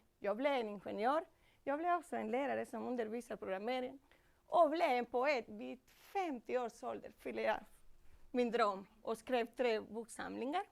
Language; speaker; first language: Swedish; non-native, fluent; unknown